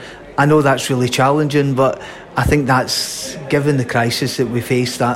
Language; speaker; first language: English; native; English